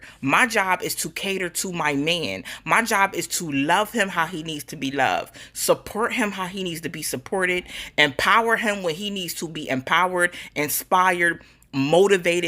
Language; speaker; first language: English; native; English